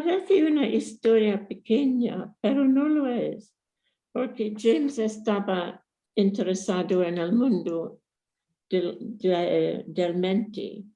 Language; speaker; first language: Spanish; non-native, fluent; English